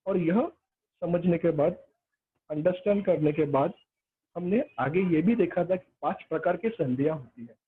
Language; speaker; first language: Hindi; non-native, local second language; Marathi